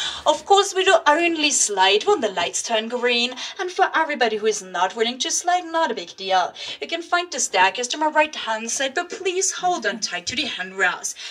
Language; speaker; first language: English; non-native, fluent; German